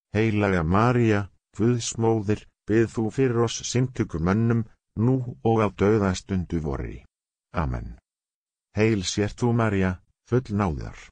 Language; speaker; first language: Icelandic; non-native, learner; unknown